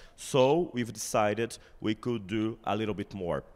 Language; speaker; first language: English; non-native, fluent; Portuguese